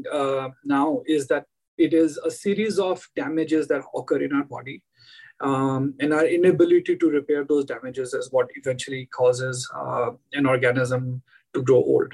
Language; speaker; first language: English; non-native, local second language; Hindi